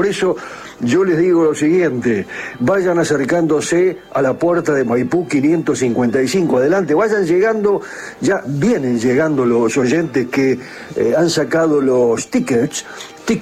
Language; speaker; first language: Spanish; native; Spanish